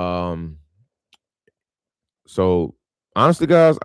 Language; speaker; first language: English; native; English